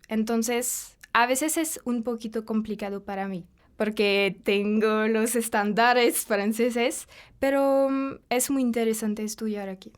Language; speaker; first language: Spanish; non-native, fluent; French